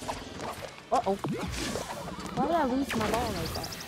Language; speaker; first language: English; native; English